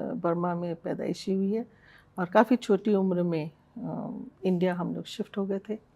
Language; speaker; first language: Hindi; early bilingual, other home language; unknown